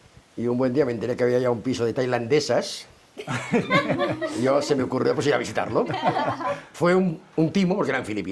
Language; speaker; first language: Spanish; native; Spanish